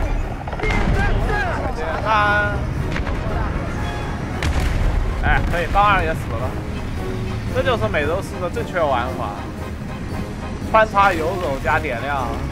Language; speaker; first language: Chinese; native; Chinese